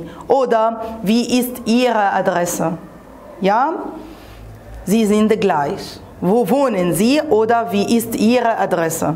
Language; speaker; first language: German; non-native, fluent; Arabic